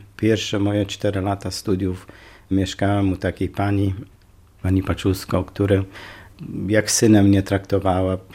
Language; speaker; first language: Polish; non-native, fluent; Kurdish